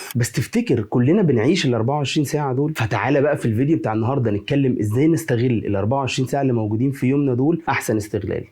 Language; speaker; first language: Arabic; native; Arabic